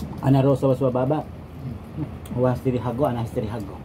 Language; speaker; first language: Arabic; non-native, learner; Filipino